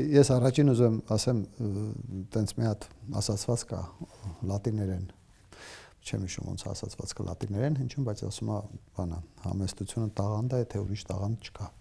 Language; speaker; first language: Armenian; native; Armenian